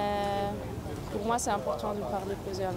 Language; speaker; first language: French; non-native, fluent; Spanish